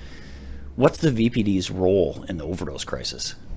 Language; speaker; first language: English; native; English